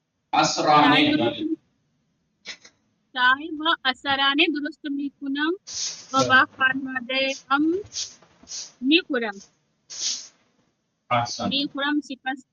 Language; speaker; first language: Persian; non-native, learner; Urdu